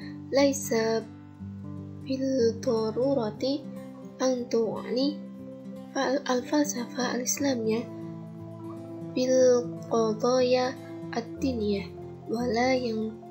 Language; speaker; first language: Arabic; non-native, learner; Indonesian